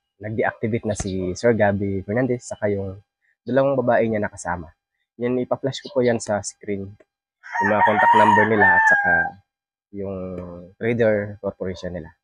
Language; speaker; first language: Filipino; non-native, local second language; Cebuano